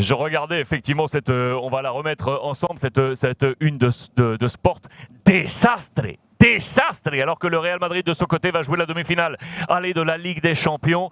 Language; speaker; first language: French; native; French